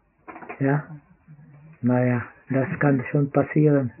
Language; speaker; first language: German; non-native, fluent; Czech